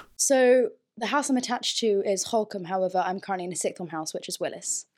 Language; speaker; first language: English; early bilingual, other home language; German